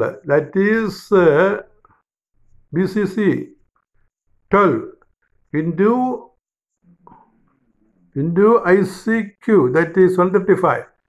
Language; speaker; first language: English; non-native, local second language; Malayalam